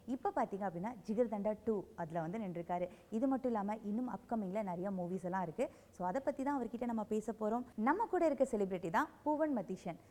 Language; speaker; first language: Tamil; native; Tamil